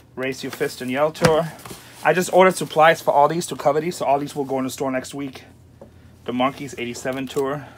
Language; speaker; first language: English; non-native, fluent; German